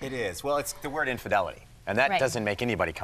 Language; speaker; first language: English; native; English